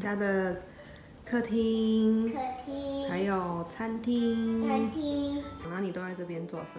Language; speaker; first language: Chinese; native; Chinese